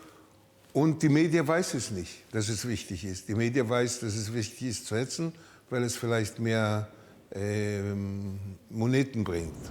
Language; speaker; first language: German; early bilingual, heritage; German